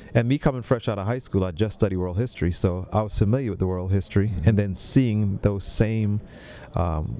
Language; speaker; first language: English; native; English